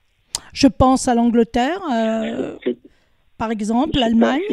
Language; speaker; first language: French; native; French